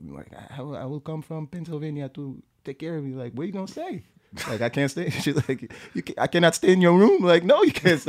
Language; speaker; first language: English; native; English